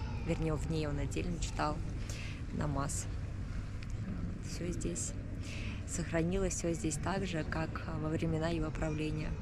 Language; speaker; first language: Russian; native; Russian